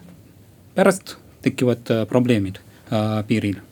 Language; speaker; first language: Estonian; non-native, local second language; Russian